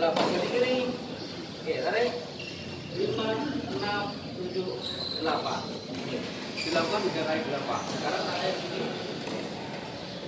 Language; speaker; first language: Indonesian; native; Indonesian